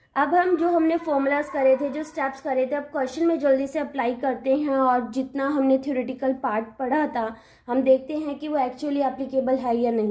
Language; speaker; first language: Hindi; native; Hindi